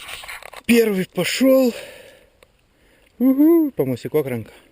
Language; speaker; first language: Russian; non-native, fluent; Lithuanian